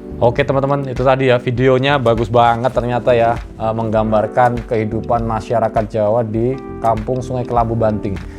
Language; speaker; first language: Indonesian; non-native, local second language; Javanese